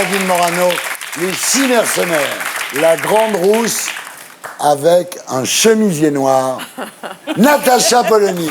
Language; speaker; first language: French; native; French